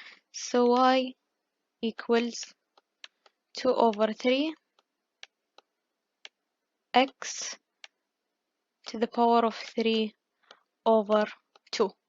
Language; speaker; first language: English; non-native, fluent; Arabic